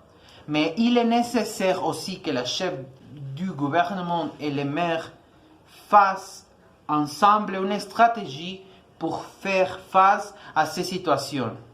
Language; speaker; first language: French; non-native, learner; Spanish